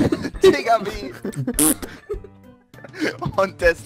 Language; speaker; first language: German; native; German